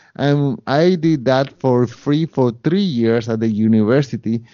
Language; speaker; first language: English; non-native, fluent; Spanish